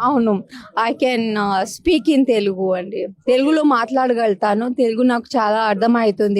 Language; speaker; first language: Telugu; non-native, local second language; Hindi